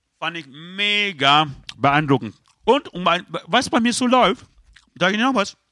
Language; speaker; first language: German; early bilingual, other home language; Polish